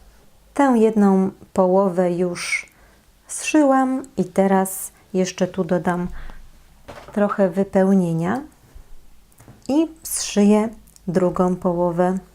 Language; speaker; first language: Polish; native; Polish